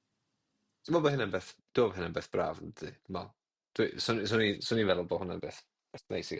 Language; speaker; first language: Welsh; native; Welsh